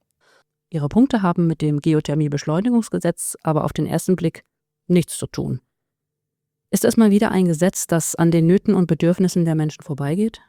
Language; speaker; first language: German; native; German